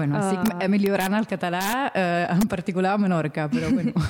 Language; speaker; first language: Catalan; non-native, fluent; Italian